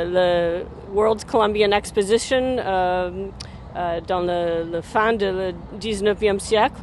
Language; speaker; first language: French; non-native, fluent; English